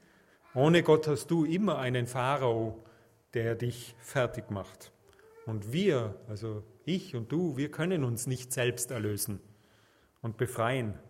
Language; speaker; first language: German; native; German